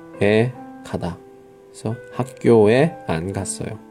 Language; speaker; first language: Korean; non-native, learner; Chinese